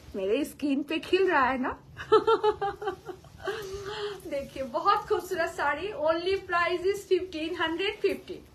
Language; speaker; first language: Hindi; non-native, local second language; Bangla